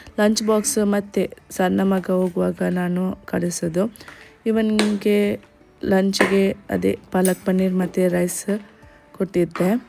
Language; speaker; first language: Kannada; non-native, local second language; Konkani